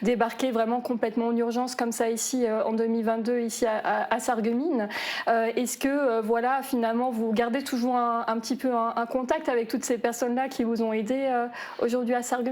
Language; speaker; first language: French; native; French